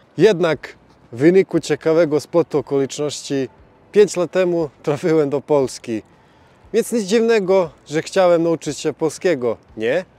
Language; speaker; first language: Polish; non-native, fluent; Serbian